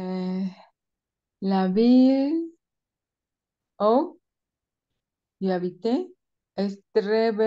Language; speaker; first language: French; non-native, learner; Spanish